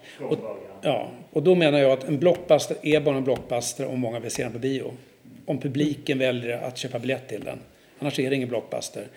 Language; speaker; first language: Swedish; native; Swedish